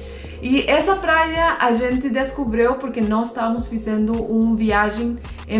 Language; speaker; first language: Portuguese; non-native, fluent; Spanish